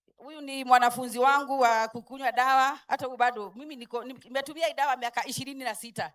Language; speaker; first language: Swahili; non-native, local second language; Kikuyu